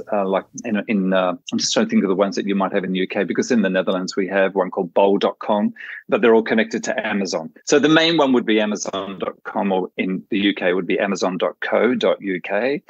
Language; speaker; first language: English; native; English